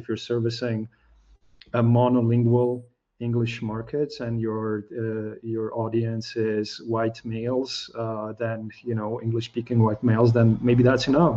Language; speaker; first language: English; non-native, fluent; Slovak